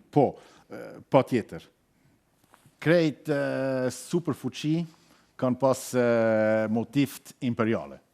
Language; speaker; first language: Albanian; non-native, learner; German